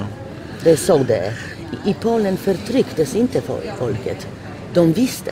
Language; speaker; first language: Swedish; non-native, fluent; Polish